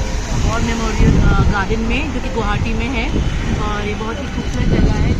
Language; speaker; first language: Hindi; native; Hindi